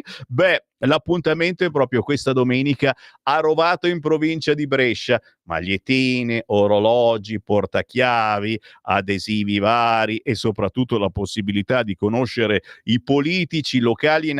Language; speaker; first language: Italian; native; Italian